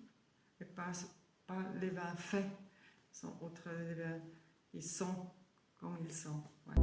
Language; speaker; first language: French; non-native, learner; German